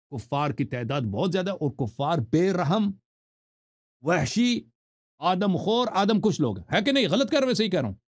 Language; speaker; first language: Urdu; non-native, fluent; Persian